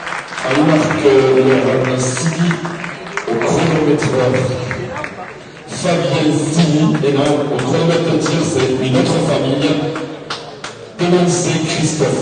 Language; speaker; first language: French; native; French